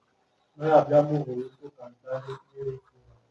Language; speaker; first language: Italian; non-native, learner; French